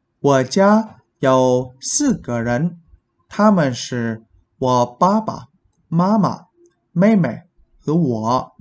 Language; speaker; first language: Chinese; non-native, fluent; Vietnamese